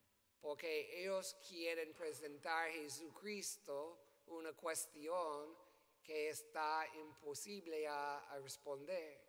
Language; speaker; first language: Spanish; non-native, learner; English